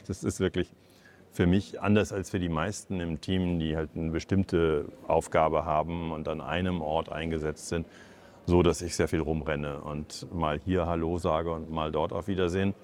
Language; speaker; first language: German; native; German